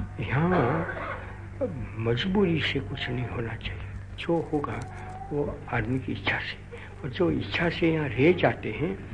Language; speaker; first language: Hindi; non-native, local second language; Gujarati